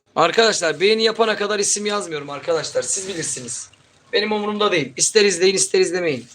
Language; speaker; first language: Turkish; native; Turkish